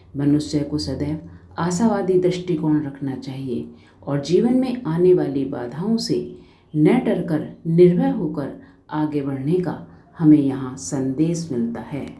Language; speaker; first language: Hindi; native; Hindi